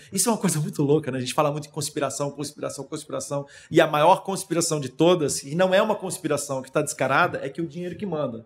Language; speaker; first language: Portuguese; non-native, fluent; German